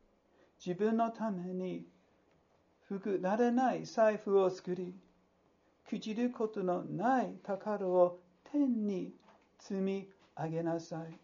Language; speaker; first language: Japanese; non-native, fluent; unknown